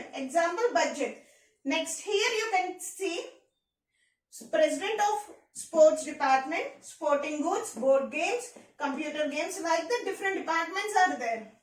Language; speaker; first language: English; non-native, local second language; Telugu